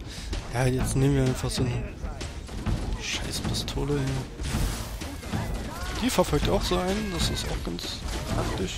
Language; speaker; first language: German; native; German